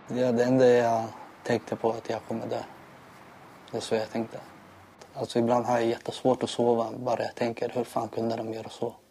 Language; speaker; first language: Swedish; non-native, local second language; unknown